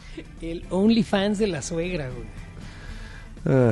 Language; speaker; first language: Spanish; native; Spanish